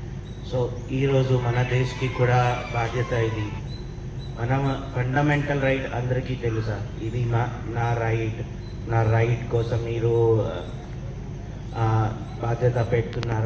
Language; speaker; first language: Telugu; non-native, learner; Hindi